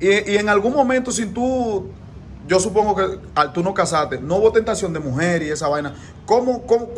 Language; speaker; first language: Spanish; native; Spanish